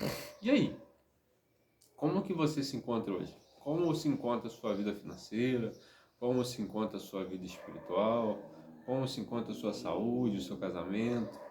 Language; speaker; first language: Portuguese; native; Portuguese